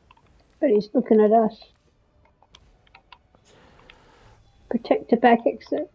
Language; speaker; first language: English; native; English